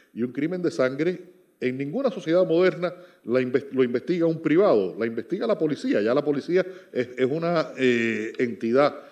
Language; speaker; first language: Spanish; native; Spanish